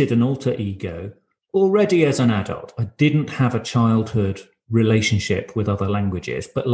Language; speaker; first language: English; native; English